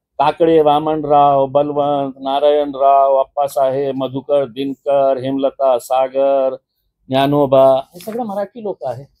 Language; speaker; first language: Marathi; non-native, local second language; Urdu